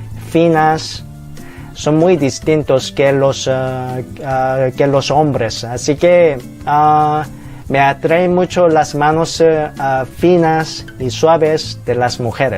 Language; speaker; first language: Spanish; non-native, fluent; Korean